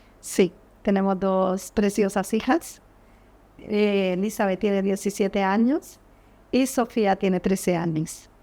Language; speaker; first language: Spanish; native; Spanish